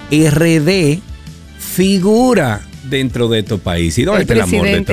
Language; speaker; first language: Spanish; native; Spanish